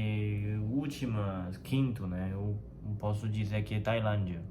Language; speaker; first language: Portuguese; non-native, fluent; Chinese